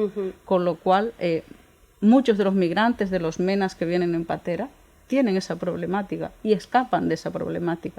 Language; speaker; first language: Spanish; native; Spanish